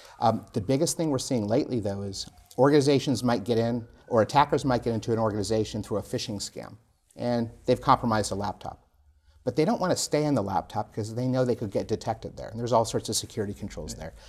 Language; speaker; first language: English; native; English